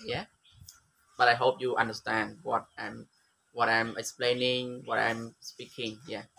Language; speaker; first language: English; non-native, learner; Khmer